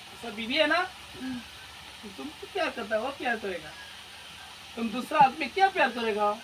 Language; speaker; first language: Hindi; non-native, learner; Bangla